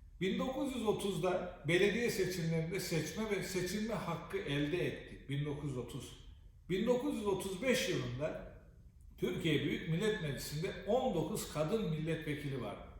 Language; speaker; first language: Turkish; native; Turkish